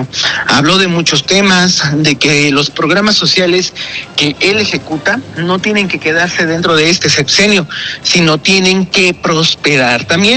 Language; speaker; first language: Spanish; native; Spanish